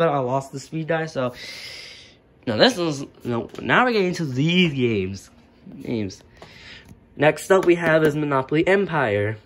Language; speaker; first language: English; native; English